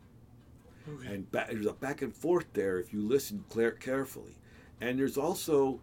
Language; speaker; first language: English; native; English